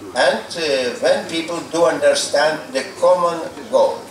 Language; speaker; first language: English; non-native, fluent; Lithuanian